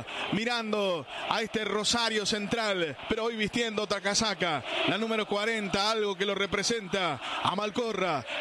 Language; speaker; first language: Spanish; native; Spanish